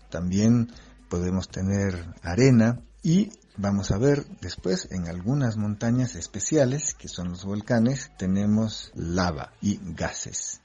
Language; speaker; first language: Spanish; non-native, fluent; French